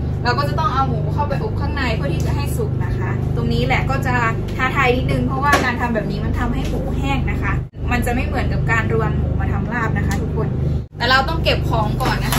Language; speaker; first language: Thai; native; Thai